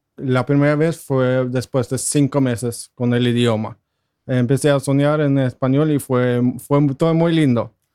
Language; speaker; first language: Spanish; non-native, fluent; Norwegian